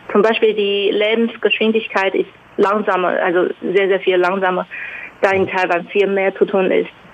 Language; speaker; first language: German; non-native, fluent; Chinese